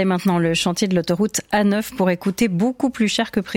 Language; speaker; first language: French; native; French